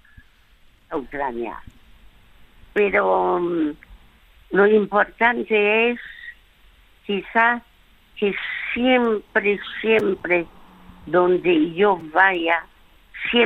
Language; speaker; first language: Spanish; early bilingual, other home language; French